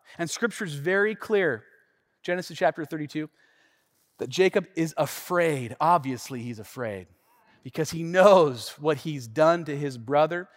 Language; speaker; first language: English; native; English